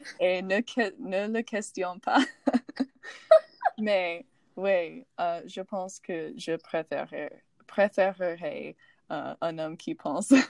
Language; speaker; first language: French; non-native, learner; English